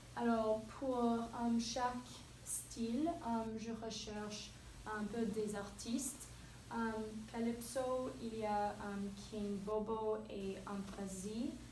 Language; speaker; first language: French; non-native, learner; English